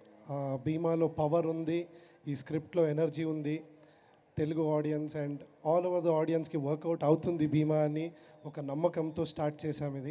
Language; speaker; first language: Telugu; non-native, fluent; Kannada